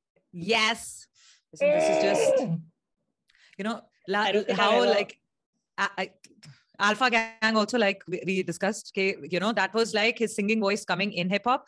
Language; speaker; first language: English; non-native, local second language; Hindi